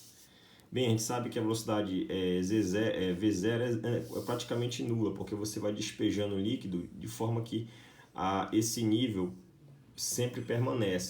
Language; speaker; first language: Portuguese; native; Portuguese